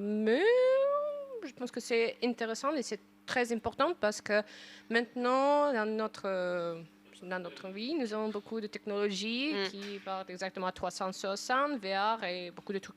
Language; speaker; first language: French; non-native, learner; Ukrainian